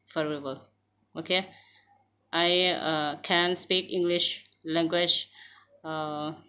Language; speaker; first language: English; non-native, learner; Thai